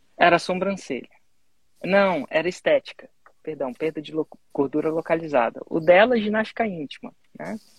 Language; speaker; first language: Portuguese; native; Portuguese